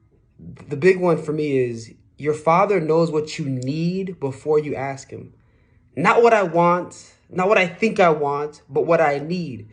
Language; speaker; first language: English; native; English